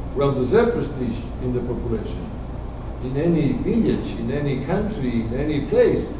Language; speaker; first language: English; non-native, fluent; Spanish